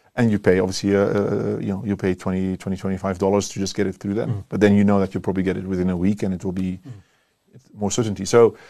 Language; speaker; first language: English; non-native, fluent; Dutch